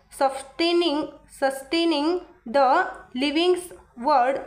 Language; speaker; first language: English; non-native, local second language; Marathi